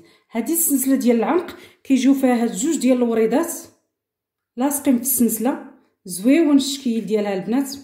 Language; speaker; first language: Arabic; native; Arabic